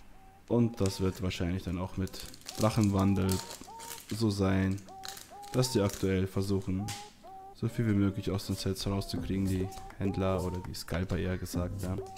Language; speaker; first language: German; native; German